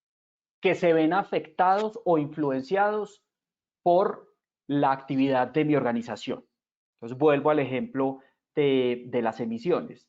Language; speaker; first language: Spanish; native; Spanish